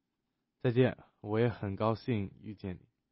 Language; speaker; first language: Chinese; early bilingual, heritage; Chinese